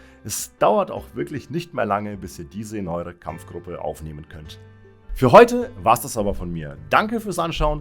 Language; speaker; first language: German; native; German